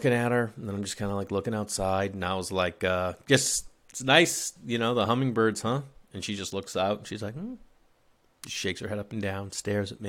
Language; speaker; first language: English; native; English